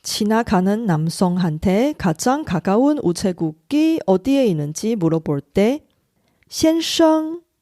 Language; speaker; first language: Korean; non-native, fluent; Chinese